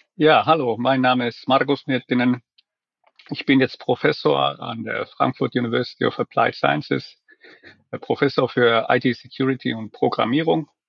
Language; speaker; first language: German; non-native, fluent; Finnish